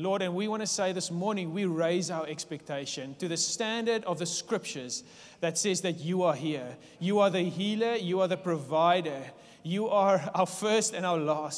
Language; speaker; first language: English; non-native, local second language; Afrikaans